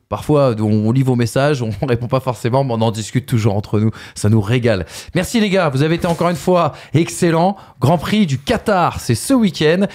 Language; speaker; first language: French; native; French